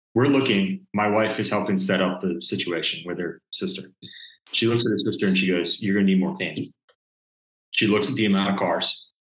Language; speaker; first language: English; native; English